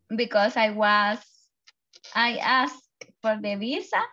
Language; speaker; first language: English; non-native, learner; Spanish